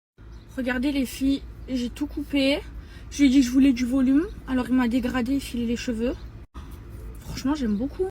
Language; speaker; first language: French; native; French